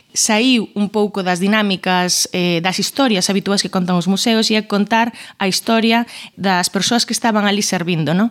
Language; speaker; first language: Galician; native; Galician